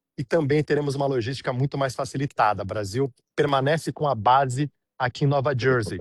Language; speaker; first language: Portuguese; native; Portuguese